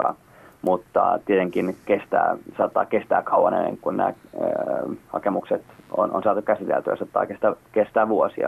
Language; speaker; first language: Finnish; native; Finnish